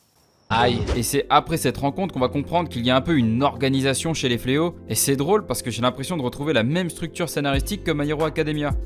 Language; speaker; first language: French; native; French